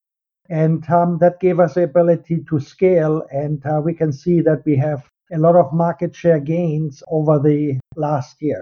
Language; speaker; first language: English; non-native, fluent; German